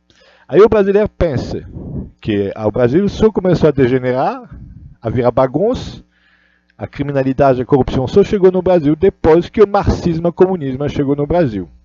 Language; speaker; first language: Portuguese; non-native, learner; Russian